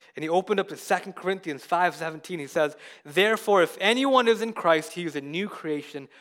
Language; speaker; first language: English; early bilingual, other home language; Hindi